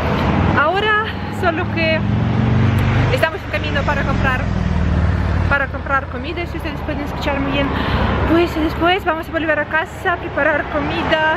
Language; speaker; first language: Spanish; non-native, learner; Russian